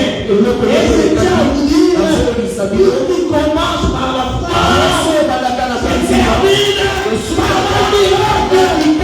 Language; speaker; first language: French; non-native, local second language; Lingala